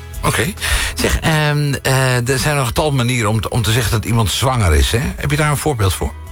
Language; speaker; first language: Dutch; native; Dutch